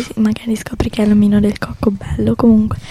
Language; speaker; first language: Italian; native; Italian